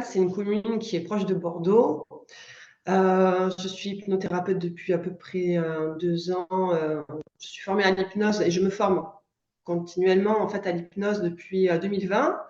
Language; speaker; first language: French; native; French